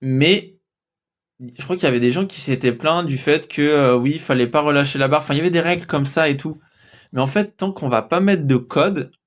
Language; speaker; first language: French; native; French